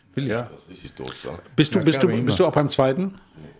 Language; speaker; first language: German; native; German